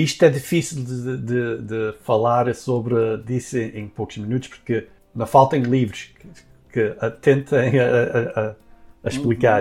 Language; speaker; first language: Portuguese; early bilingual, heritage; Portuguese